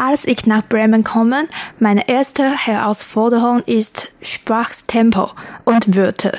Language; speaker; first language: German; non-native, learner; Chinese